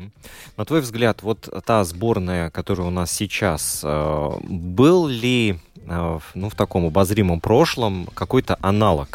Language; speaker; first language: Russian; native; Russian